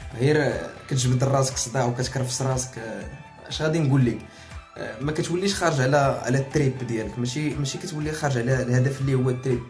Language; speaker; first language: Arabic; native; Arabic